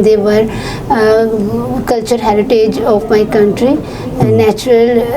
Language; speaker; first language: English; non-native, learner; Urdu